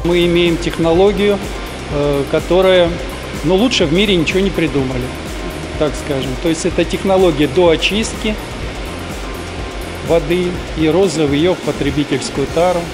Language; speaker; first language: Russian; native; Russian